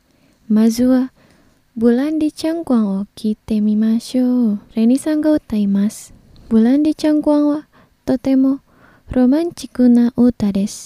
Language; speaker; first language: Japanese; non-native, fluent; Indonesian